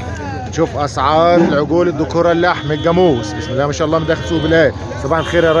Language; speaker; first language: Arabic; native; Arabic